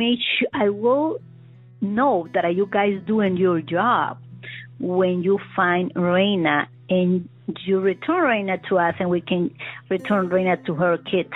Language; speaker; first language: English; non-native, learner; Spanish